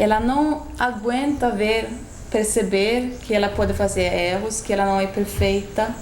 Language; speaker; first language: Portuguese; non-native, fluent; Swedish